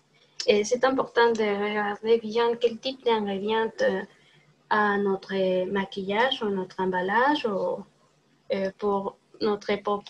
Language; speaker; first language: French; non-native, learner; Spanish